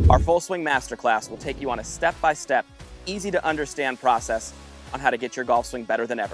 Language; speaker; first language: English; native; English